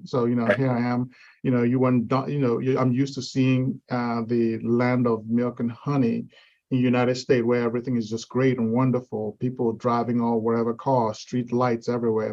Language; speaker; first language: English; non-native, local second language; Igbo